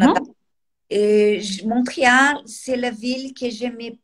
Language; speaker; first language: French; non-native, learner; Portuguese